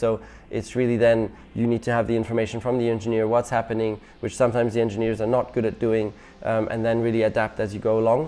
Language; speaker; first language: English; non-native, fluent; German